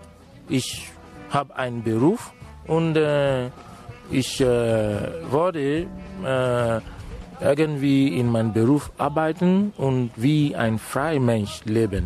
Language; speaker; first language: German; non-native, fluent; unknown